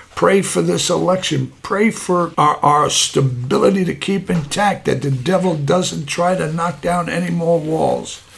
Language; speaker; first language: English; native; English